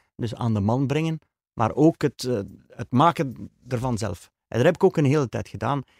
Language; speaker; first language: Dutch; native; Dutch